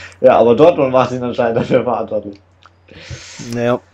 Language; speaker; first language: German; native; German